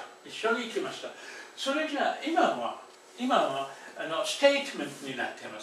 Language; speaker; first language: Japanese; non-native, fluent; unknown